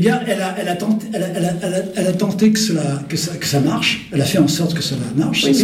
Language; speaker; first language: French; native; French